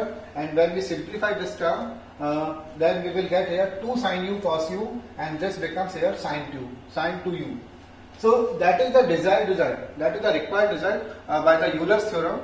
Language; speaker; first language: English; non-native, local second language; Hindi